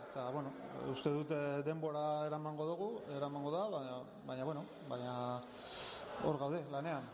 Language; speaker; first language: Basque; non-native, local second language; Spanish